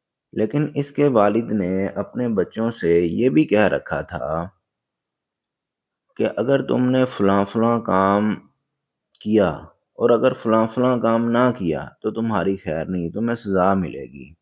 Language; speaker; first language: Urdu; native; Urdu